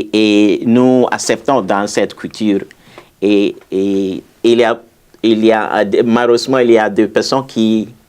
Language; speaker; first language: French; non-native, fluent; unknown